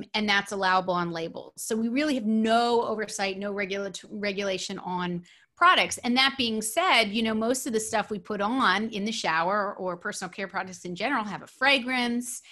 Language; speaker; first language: English; native; English